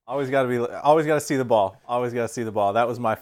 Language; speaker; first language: English; native; English